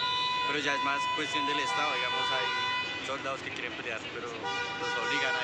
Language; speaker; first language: Spanish; native; Spanish